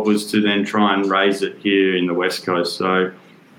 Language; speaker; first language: English; native; English